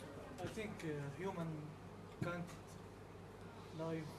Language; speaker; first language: English; non-native, learner; Arabic